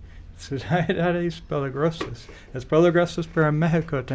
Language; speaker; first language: Spanish; non-native, learner; English